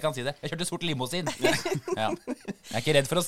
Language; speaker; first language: Norwegian; native; Norwegian